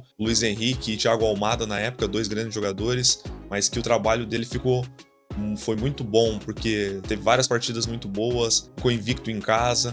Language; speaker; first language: Portuguese; native; Portuguese